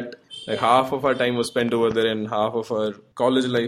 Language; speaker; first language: English; non-native, local second language; Gujarati